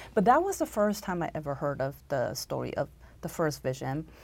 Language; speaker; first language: English; non-native, fluent; Chinese